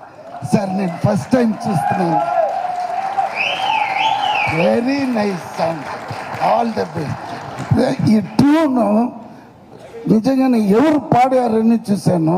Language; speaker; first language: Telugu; non-native, learner; Tamil